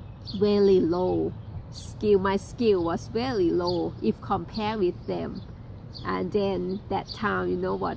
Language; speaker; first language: English; non-native, learner; Thai